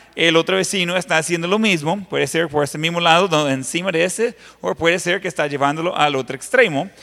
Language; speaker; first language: Spanish; non-native, fluent; English